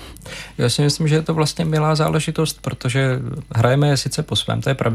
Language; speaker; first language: Czech; native; Czech